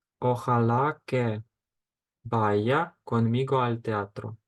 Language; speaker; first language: Spanish; non-native, fluent; Ukrainian